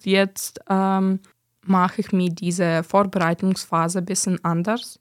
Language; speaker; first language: German; non-native, fluent; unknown